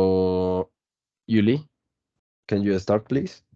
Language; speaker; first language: English; non-native, fluent; Spanish